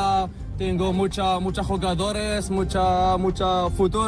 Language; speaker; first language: Spanish; non-native, learner; Arabic